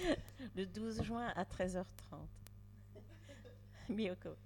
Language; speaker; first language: French; native; French